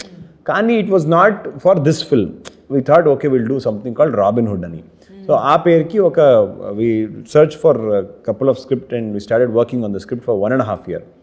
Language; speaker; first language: Telugu; non-native, learner; Kannada